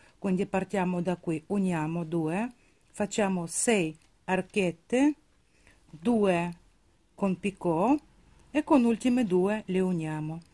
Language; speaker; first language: Italian; non-native, fluent; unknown